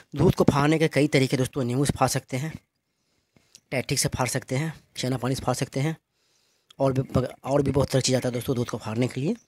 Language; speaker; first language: Hindi; native; Hindi